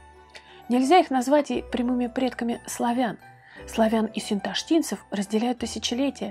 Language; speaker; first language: Russian; native; Russian